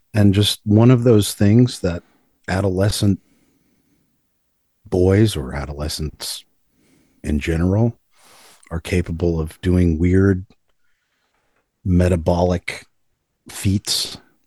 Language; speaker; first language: English; native; English